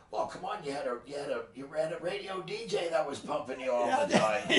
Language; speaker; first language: English; native; English